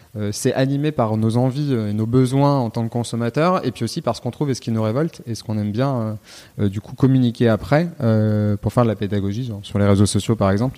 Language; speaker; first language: French; native; French